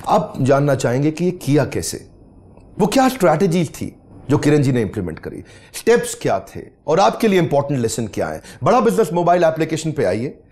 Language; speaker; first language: Hindi; native; Hindi